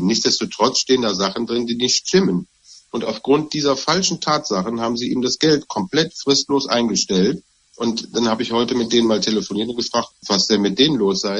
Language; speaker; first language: German; native; German